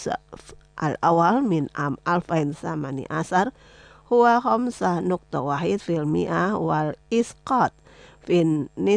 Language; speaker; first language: Arabic; non-native, fluent; Indonesian